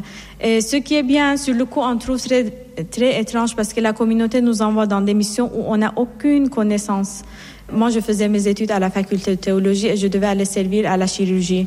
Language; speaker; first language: French; non-native, fluent; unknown